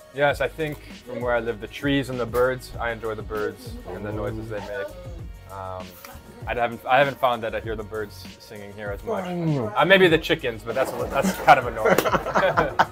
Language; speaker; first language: English; native; English